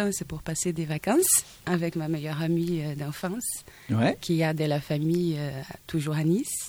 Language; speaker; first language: French; non-native, fluent; Portuguese